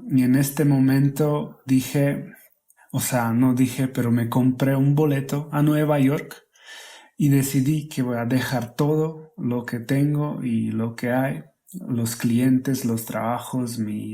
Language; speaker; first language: Spanish; non-native, fluent; Hungarian